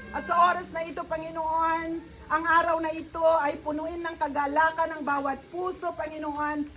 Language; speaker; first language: Filipino; non-native, local second language; Iloko